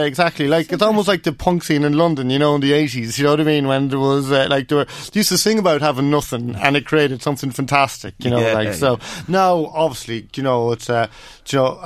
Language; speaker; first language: English; native; English